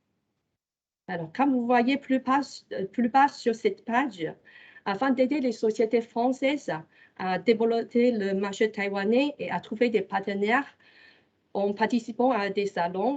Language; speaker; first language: French; non-native, fluent; Chinese